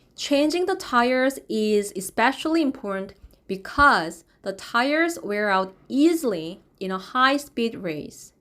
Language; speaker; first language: English; non-native, fluent; Korean